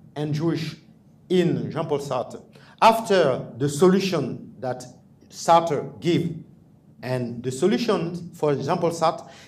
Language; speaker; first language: English; non-native, fluent; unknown